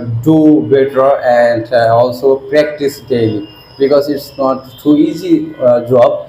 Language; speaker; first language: English; non-native, learner; Bangla